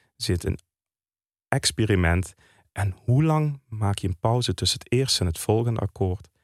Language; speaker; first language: Dutch; native; Dutch